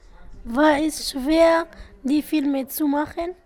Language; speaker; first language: German; non-native, learner; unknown